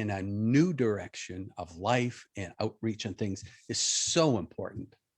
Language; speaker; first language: English; native; English